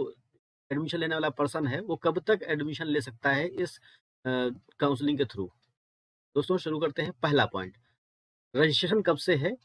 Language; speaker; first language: Hindi; native; Hindi